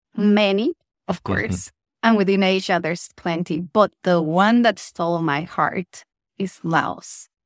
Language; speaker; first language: English; non-native, fluent; Spanish